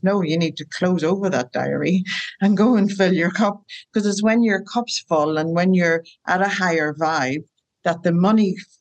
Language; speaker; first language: English; native; English